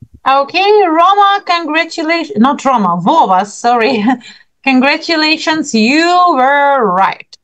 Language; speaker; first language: English; non-native, fluent; Ukrainian